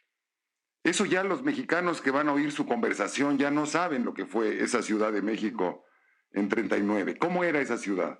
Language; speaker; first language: Spanish; native; Spanish